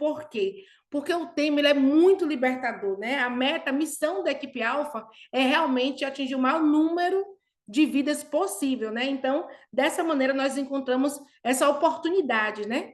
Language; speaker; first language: Portuguese; native; Portuguese